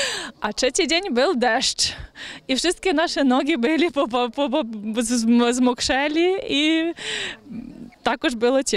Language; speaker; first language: Polish; early bilingual, heritage; Ukrainian